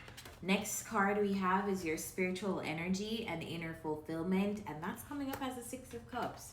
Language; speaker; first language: English; native; English